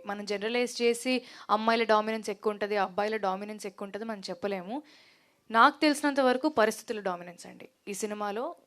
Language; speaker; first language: Telugu; native; Telugu